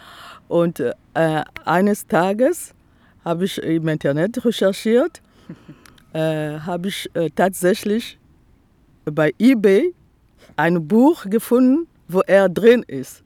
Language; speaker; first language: German; non-native, fluent; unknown